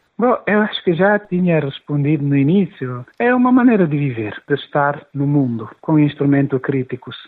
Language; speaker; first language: Portuguese; non-native, local second language; Upper Guinea Crioulo